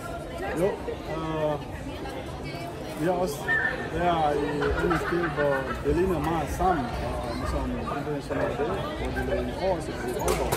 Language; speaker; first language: Danish; non-native, learner; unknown